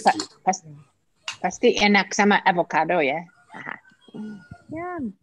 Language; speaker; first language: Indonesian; non-native, fluent; English